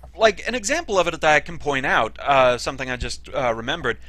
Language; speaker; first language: English; native; English